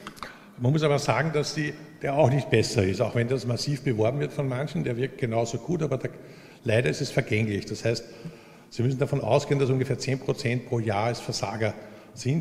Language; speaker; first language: German; native; German